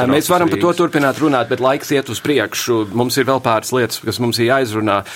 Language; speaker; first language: Latvian; early bilingual, heritage; English